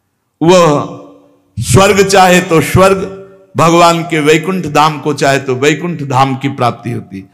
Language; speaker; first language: Hindi; native; Hindi